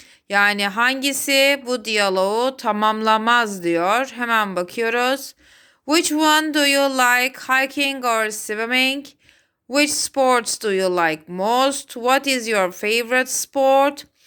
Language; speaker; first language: English; non-native, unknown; Turkish